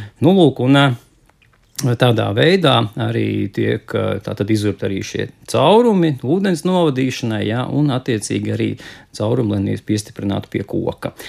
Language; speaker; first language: Latvian; native; Latvian